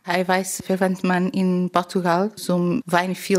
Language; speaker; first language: German; non-native, learner; Portuguese